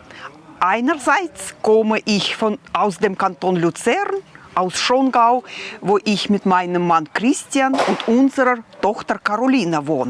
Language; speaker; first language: German; non-native, fluent; Russian